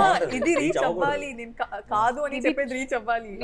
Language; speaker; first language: Telugu; non-native, fluent; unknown